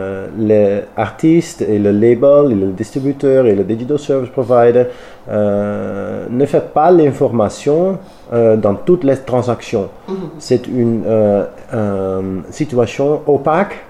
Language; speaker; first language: French; non-native, learner; Dutch